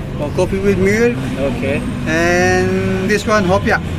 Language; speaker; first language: English; non-native, local second language; Filipino